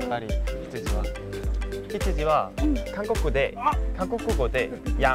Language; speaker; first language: Japanese; non-native, learner; Korean